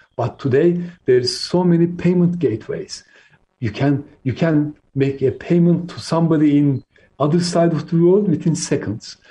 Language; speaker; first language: English; non-native, fluent; Turkish